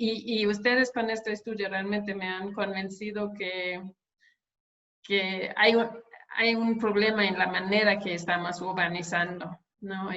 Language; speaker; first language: Spanish; non-native, fluent; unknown